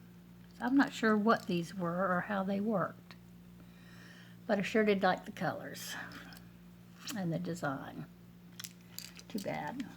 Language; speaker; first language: English; native; English